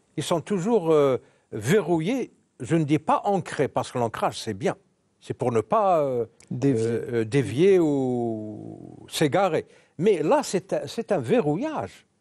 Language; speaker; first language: French; non-native, local second language; Arabic